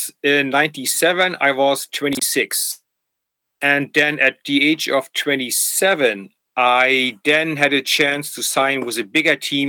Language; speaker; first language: English; non-native, fluent; German